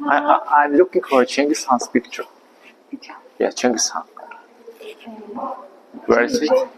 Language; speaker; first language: English; non-native, fluent; Mongolian